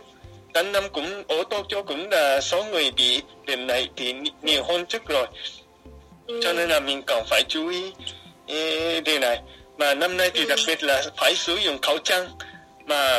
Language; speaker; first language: Vietnamese; non-native, fluent; Japanese